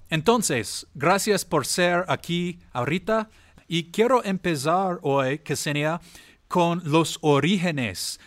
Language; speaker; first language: Spanish; non-native, learner; English